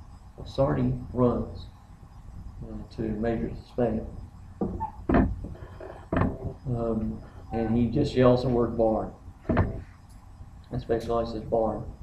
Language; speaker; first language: English; native; English